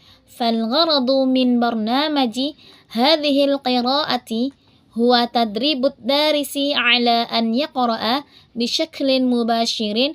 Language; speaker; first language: Arabic; non-native, learner; Indonesian